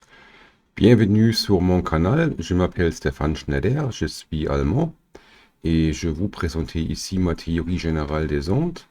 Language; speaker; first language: French; non-native, learner; German